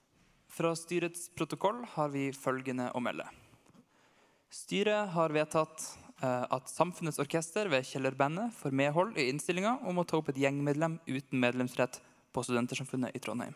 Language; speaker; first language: Norwegian; native; Norwegian